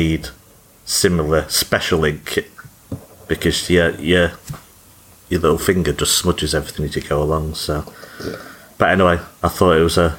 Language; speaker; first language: English; native; English